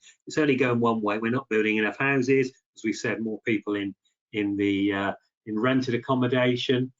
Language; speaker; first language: English; native; English